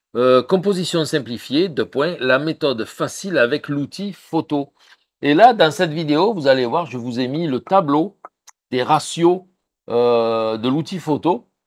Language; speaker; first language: French; native; French